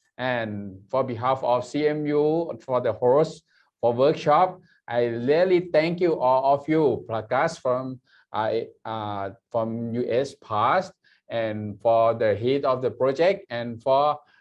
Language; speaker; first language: English; non-native, learner; Thai